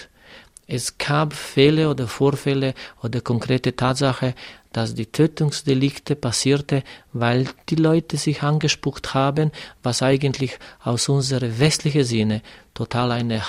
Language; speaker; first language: German; non-native, fluent; Serbian